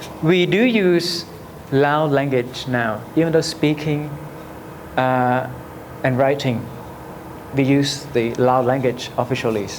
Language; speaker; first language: English; non-native, learner; Lao